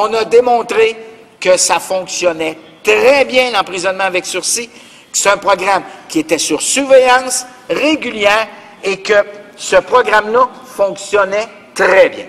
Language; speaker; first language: French; native; French